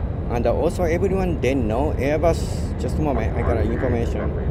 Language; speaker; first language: English; non-native, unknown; Japanese